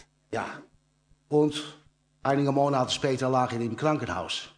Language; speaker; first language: German; non-native, learner; Dutch